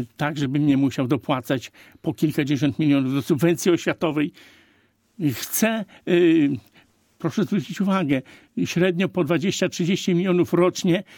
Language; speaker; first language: Polish; native; Polish